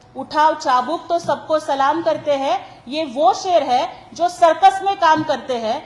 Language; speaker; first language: Hindi; non-native, local second language; Marathi